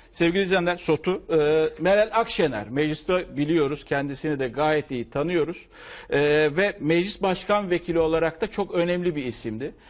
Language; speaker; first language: Turkish; native; Turkish